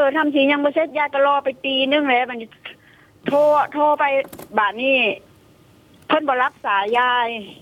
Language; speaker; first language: Thai; native; Thai